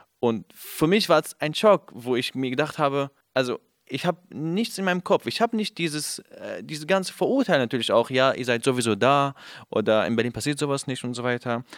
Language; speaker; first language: German; non-native, fluent; Kurdish